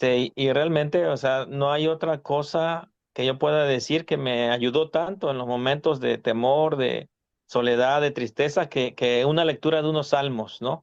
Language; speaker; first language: Spanish; native; Spanish